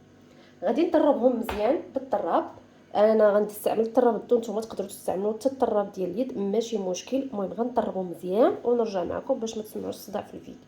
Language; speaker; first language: Arabic; native; Arabic